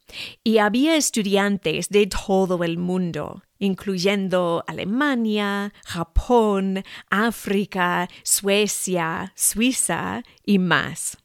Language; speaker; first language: Spanish; non-native, fluent; English